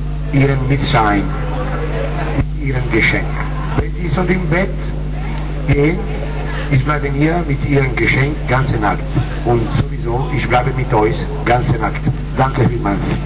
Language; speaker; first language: German; non-native, learner; Italian